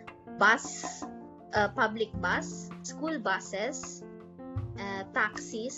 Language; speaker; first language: English; non-native, local second language; Filipino